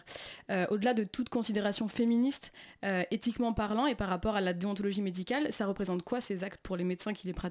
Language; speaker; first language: French; native; French